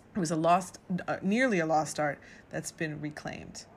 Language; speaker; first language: English; native; English